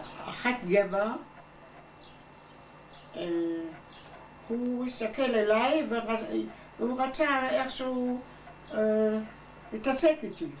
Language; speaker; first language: Hebrew; non-native, fluent; German